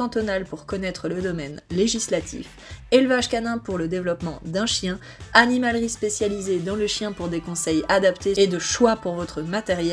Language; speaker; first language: French; native; French